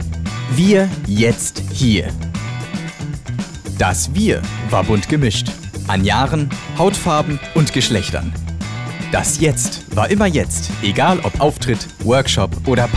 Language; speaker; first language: German; native; German